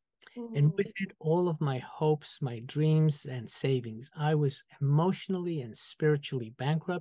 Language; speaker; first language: English; early bilingual, other home language; Spanish